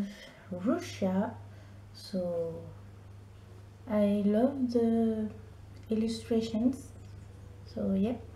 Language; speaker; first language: English; non-native, learner; French